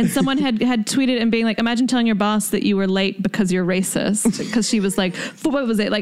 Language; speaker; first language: English; native; English